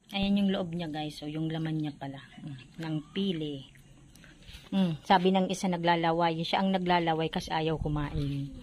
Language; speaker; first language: Filipino; non-native, local second language; Bikol